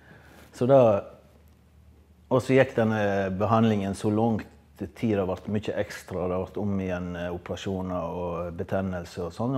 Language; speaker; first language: Norwegian; native; Norwegian